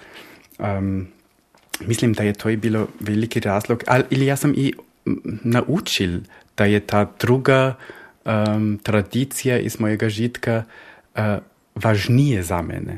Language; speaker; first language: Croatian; early bilingual, heritage; Croatian